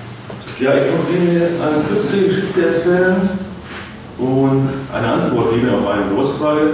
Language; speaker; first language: German; non-native, fluent; Arabic